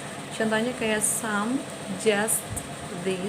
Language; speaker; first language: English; non-native, learner; Indonesian